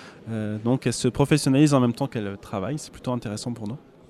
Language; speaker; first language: French; native; French